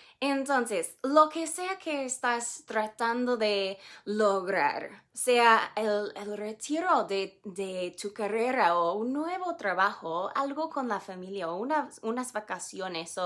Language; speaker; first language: Spanish; non-native, fluent; English